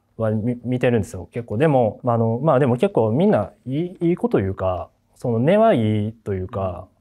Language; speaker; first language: Japanese; native; Japanese